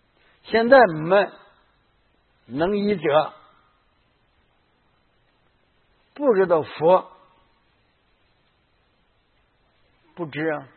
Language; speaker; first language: Chinese; native; Chinese